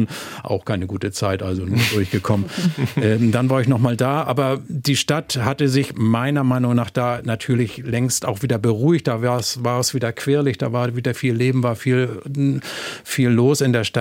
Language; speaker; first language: German; native; German